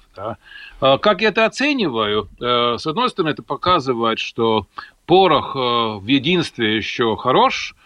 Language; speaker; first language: Russian; non-native, local second language; Latvian